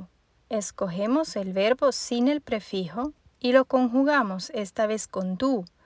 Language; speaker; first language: Spanish; non-native, fluent; German